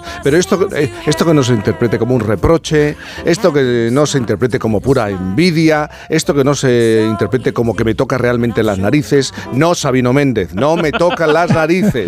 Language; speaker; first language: Spanish; native; Spanish